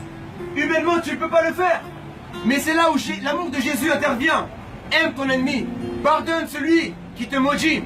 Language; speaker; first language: French; native; French